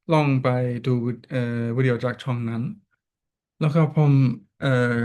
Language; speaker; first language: Thai; non-native, learner; English